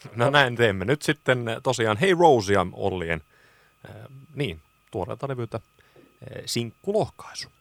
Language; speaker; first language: Finnish; native; Finnish